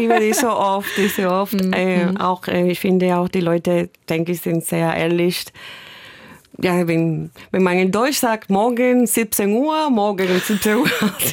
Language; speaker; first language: German; non-native, fluent; Spanish